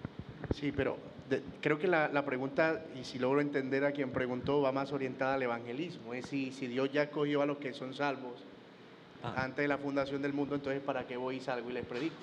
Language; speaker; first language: Spanish; native; Spanish